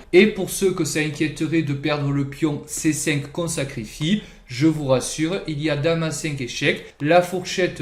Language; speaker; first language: French; native; French